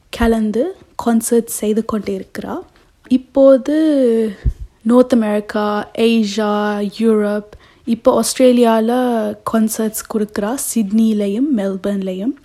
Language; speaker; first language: Tamil; early bilingual, heritage; Tamil